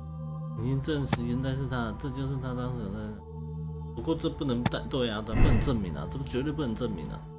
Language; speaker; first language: Chinese; native; Chinese